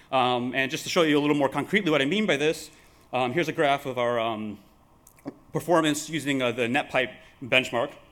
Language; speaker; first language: English; native; English